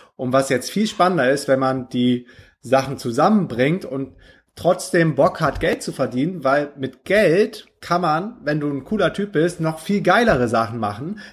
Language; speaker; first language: German; native; German